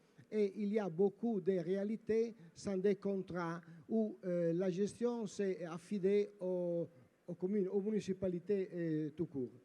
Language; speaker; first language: French; non-native, learner; Italian